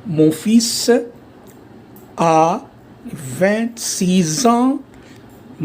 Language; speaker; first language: French; non-native, learner; Hindi